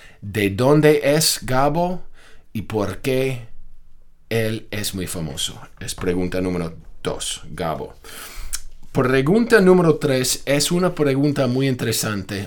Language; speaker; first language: Spanish; non-native, fluent; English